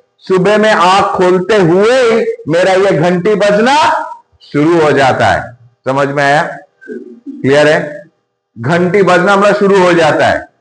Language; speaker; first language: Hindi; non-native, local second language; Bangla